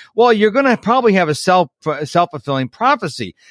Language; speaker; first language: English; native; English